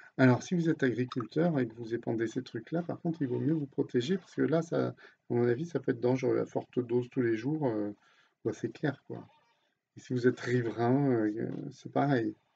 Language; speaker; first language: French; native; French